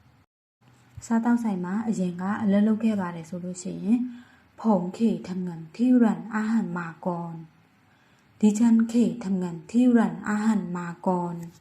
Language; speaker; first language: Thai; non-native, fluent; Burmese